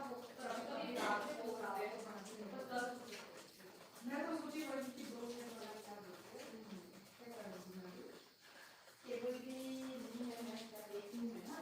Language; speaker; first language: Hindi; non-native, local second language; Kok Borok